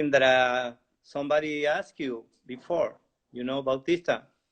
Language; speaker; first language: English; non-native, learner; Spanish